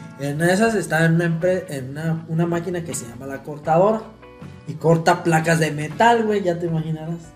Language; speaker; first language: Spanish; native; Spanish